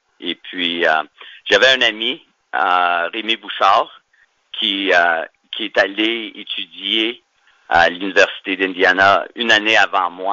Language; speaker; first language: French; native; French